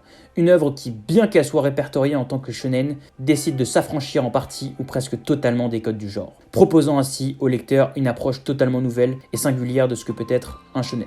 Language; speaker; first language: French; native; French